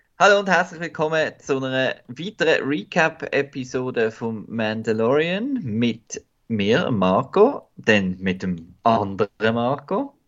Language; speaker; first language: German; native; German